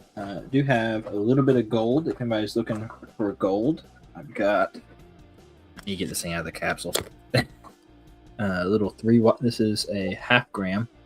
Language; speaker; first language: English; native; English